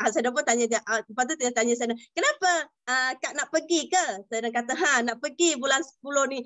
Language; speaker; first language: Malay; non-native, local second language; Chinese